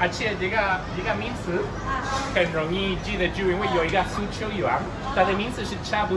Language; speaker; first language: Chinese; non-native, learner; Spanish